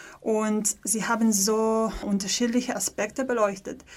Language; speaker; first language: German; non-native, fluent; Polish